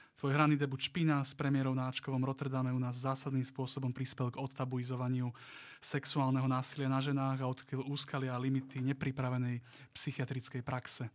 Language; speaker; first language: Slovak; native; Slovak